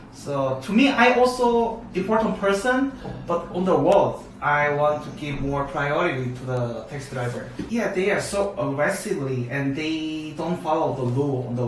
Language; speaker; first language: English; non-native, learner; Korean